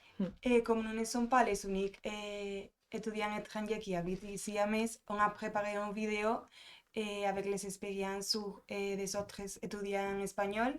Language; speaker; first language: French; non-native, fluent; Spanish